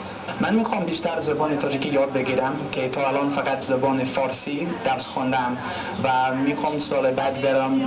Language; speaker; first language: Persian; early bilingual, heritage; Persian